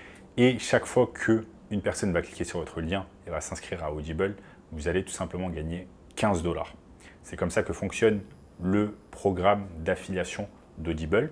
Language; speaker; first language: French; native; French